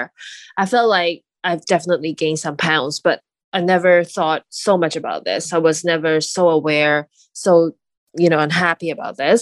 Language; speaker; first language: English; non-native, local second language; Cantonese